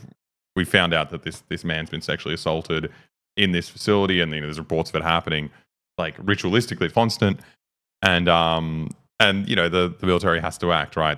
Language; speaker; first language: English; native; English